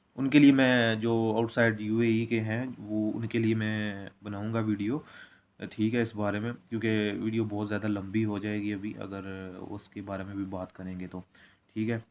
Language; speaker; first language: Hindi; non-native, local second language; Punjabi